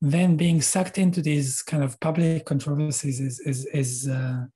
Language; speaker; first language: English; non-native, fluent; Hebrew